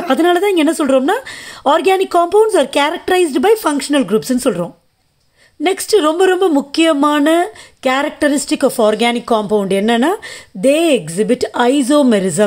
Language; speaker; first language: Tamil; native; Tamil